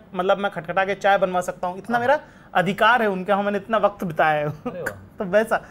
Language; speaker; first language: Hindi; native; Hindi